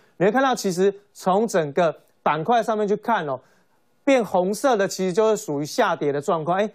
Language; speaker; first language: Chinese; native; Chinese